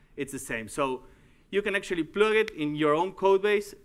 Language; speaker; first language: English; non-native, fluent; Spanish